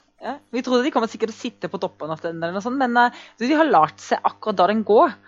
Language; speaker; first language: Norwegian; non-native, fluent; German